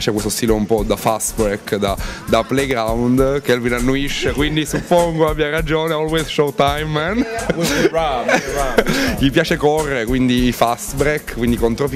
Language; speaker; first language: Italian; native; Italian